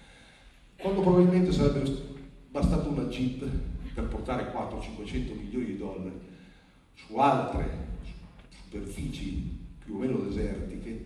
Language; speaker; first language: Italian; native; Italian